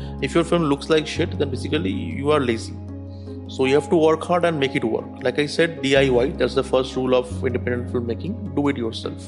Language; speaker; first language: English; non-native, local second language; Bangla